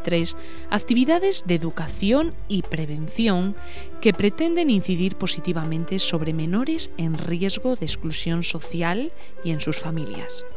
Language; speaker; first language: Spanish; native; Spanish